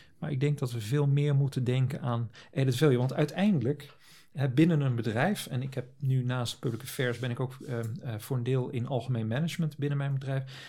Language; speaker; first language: Dutch; native; Dutch